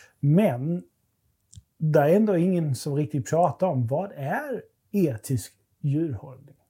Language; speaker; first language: Swedish; non-native, fluent; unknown